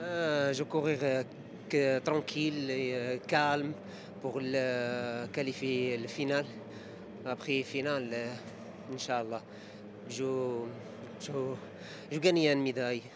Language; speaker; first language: French; non-native, learner; Arabic